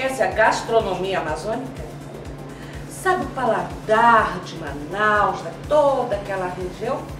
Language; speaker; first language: Portuguese; native; Portuguese